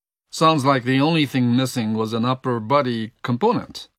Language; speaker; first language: English; non-native, fluent; Japanese